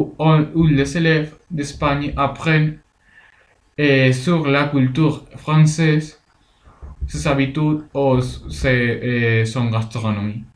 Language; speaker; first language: French; non-native, learner; Spanish